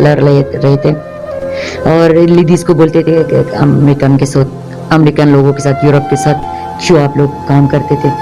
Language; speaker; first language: Hindi; non-native, fluent; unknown